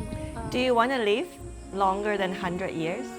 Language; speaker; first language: English; non-native, fluent; Thai